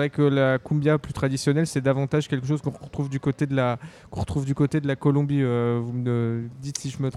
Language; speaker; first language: French; native; French